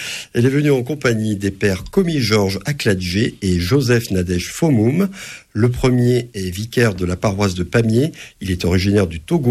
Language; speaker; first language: French; native; French